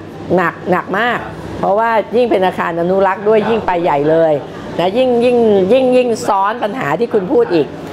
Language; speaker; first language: Thai; native; Thai